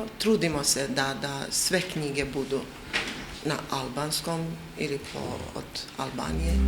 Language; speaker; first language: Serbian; non-native, local second language; Albanian